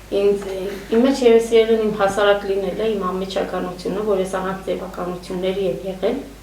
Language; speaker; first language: Armenian; native; Armenian